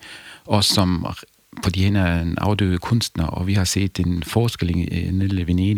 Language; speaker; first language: Danish; non-native, fluent; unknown